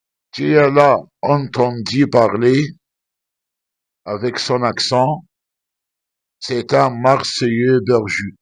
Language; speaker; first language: French; non-native, fluent; Arabic